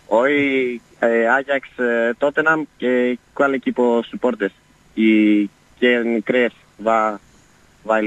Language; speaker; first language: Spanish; non-native, learner; Greek